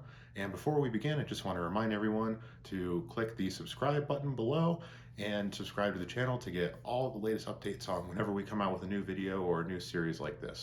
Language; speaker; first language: English; native; English